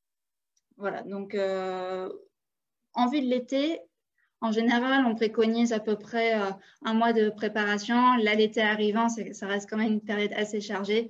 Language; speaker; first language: French; native; French